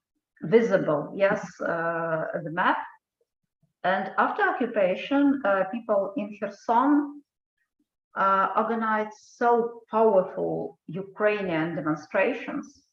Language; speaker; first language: English; non-native, fluent; Ukrainian